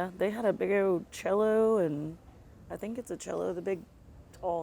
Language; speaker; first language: English; native; English